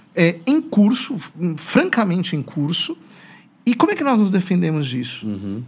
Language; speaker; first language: Portuguese; native; Portuguese